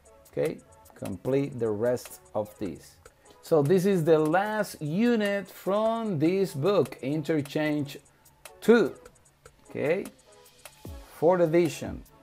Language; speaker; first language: English; non-native, fluent; Spanish